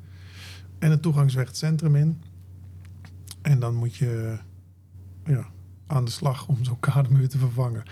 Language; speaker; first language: Dutch; native; Dutch